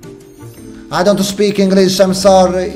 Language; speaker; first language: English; non-native, learner; Italian